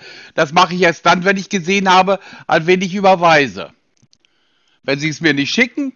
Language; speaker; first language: German; native; German